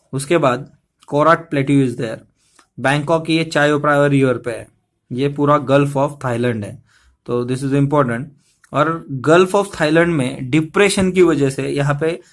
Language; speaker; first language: Hindi; non-native, local second language; Marathi